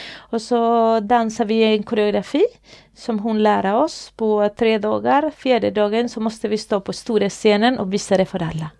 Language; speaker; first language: Swedish; non-native, fluent; Spanish